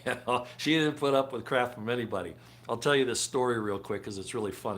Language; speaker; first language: English; native; English